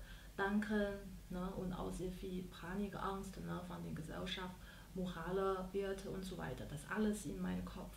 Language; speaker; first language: German; non-native, fluent; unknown